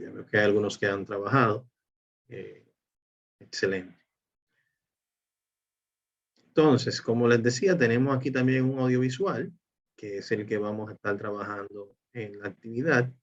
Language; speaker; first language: Spanish; native; Spanish